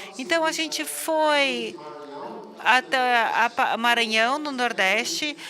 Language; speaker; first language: Portuguese; non-native, fluent; English